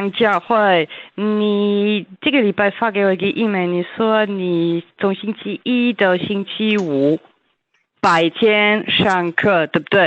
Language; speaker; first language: Chinese; non-native, fluent; German